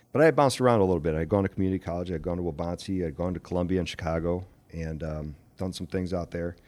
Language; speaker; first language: English; native; English